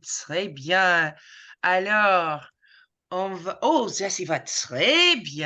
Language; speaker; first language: French; non-native, fluent; English